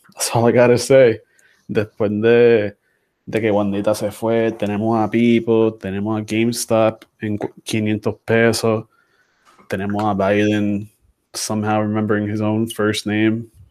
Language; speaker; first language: Spanish; early bilingual, heritage; Spanish